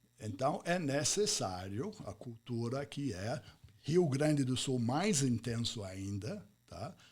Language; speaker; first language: Portuguese; non-native, fluent; English